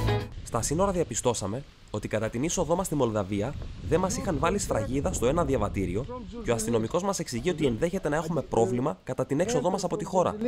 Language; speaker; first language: Greek; native; Greek